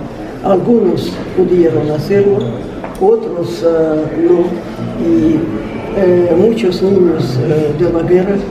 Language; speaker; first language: Spanish; non-native, fluent; Russian